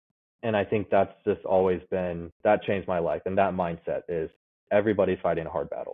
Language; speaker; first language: English; native; English